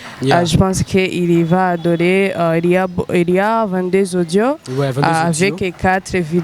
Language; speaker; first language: French; non-native, local second language; Rundi